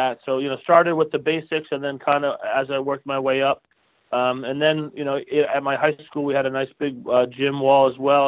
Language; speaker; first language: English; native; English